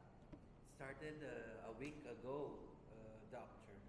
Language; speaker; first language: English; non-native, fluent; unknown